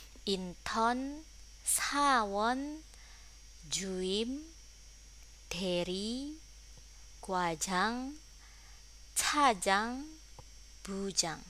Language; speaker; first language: Korean; non-native, fluent; Indonesian